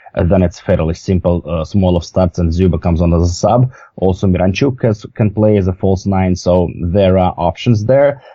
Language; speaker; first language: English; non-native, fluent; Russian